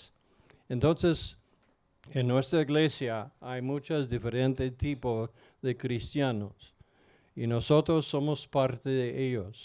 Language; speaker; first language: Spanish; non-native, fluent; English